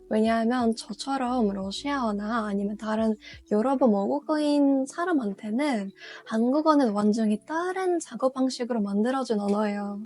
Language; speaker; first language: Korean; non-native, fluent; Russian